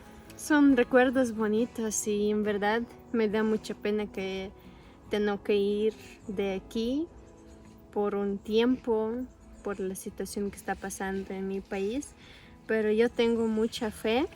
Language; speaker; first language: Spanish; non-native, local second language; Russian